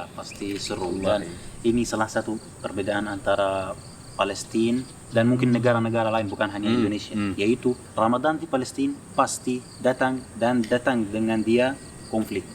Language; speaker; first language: Indonesian; non-native, fluent; Arabic